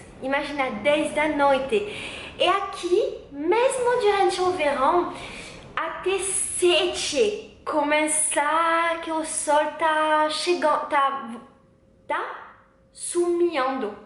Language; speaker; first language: Portuguese; non-native, learner; French